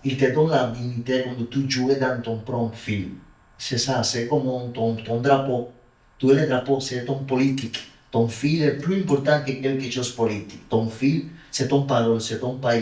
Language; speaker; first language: French; non-native, learner; Spanish